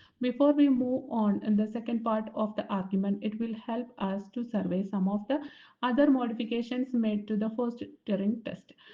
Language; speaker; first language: English; non-native, local second language; Malayalam